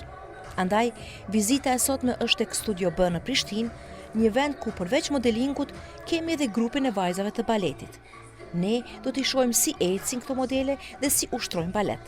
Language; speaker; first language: Albanian; native; Albanian